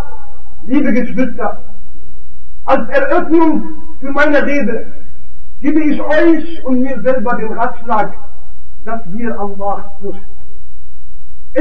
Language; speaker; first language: German; non-native, fluent; Arabic